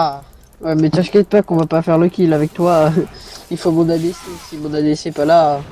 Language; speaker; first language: French; native; French